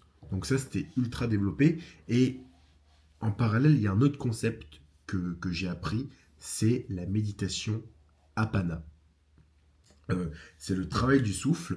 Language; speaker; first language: French; native; French